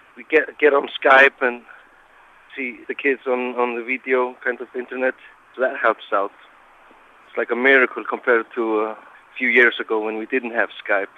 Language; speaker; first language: English; non-native, fluent; Icelandic